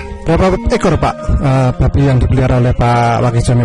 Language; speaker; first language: Indonesian; native; Indonesian